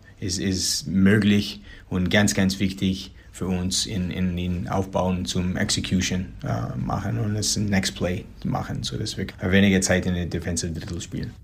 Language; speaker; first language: German; non-native, learner; English